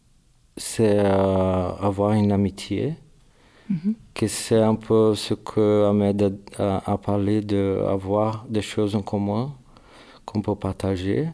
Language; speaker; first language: French; non-native, learner; Portuguese